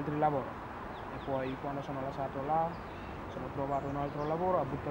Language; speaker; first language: Italian; non-native, learner; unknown